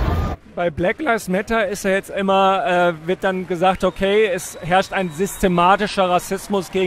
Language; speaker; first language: German; native; German